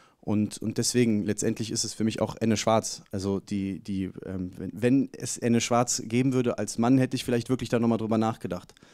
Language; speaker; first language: German; native; German